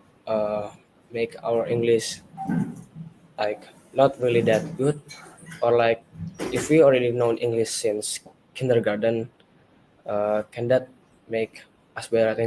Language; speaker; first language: English; non-native, learner; Indonesian